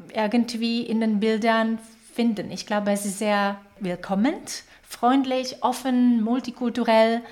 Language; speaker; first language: German; non-native, fluent; Slovak